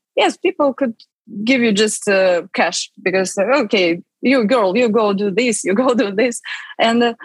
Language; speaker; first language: English; non-native, fluent; Russian